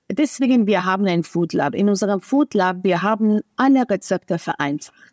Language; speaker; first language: German; non-native, fluent; Persian